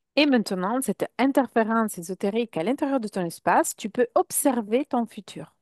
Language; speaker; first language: French; non-native, fluent; Italian